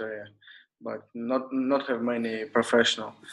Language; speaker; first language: English; non-native, learner; Russian